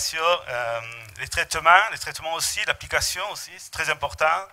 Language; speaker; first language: French; native; French